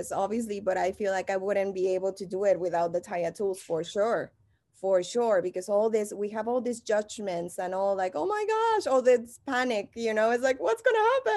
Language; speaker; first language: English; non-native, fluent; Spanish